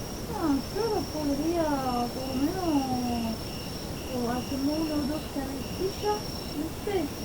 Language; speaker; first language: Spanish; non-native, fluent; French